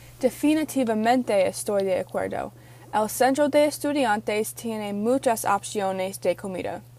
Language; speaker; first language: Spanish; non-native, learner; English